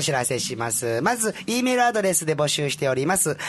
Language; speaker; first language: Japanese; native; Japanese